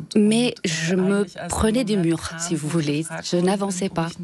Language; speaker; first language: French; non-native, fluent; German